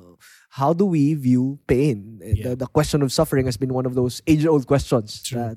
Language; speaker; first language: English; non-native, local second language; Filipino